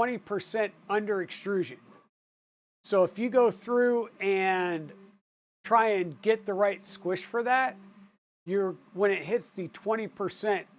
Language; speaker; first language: English; native; English